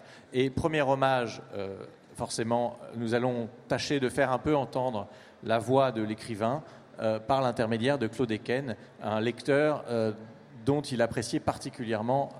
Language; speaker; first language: French; native; French